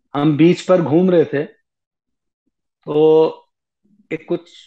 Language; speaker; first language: Hindi; native; Hindi